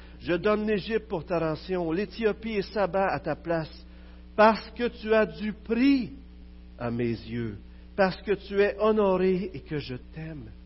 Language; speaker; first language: French; native; French